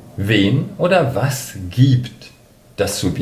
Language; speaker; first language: German; non-native, fluent; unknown